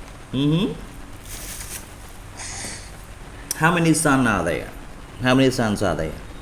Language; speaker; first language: English; non-native, fluent; Vietnamese